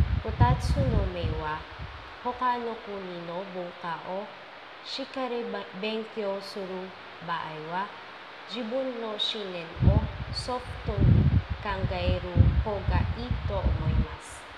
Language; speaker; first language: Japanese; non-native, learner; Filipino